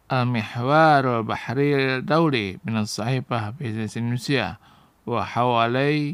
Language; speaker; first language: Arabic; non-native, learner; Indonesian